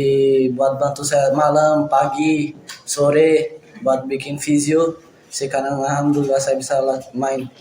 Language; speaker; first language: Indonesian; non-native, learner; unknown